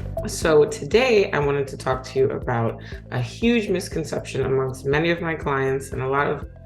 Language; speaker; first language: English; native; English